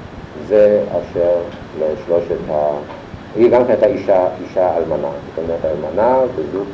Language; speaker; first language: Hebrew; non-native, fluent; German